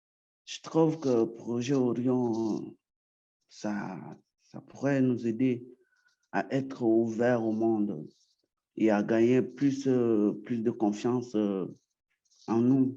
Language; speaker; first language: French; early bilingual, other home language; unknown